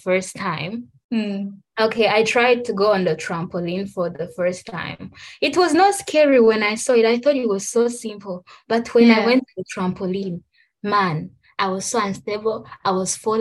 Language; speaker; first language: English; non-native, local second language; Kinyarwanda